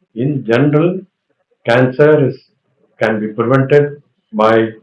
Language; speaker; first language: English; non-native, local second language; Tamil